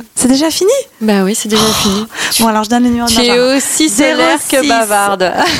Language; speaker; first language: French; native; French